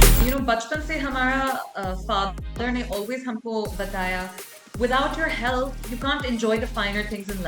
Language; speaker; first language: Hindi; non-native, local second language; English